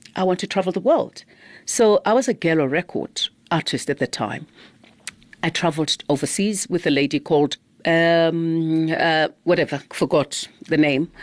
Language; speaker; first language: English; non-native, local second language; Zulu